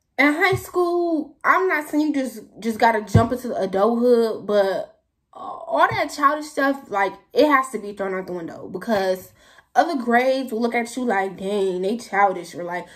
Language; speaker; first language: English; native; English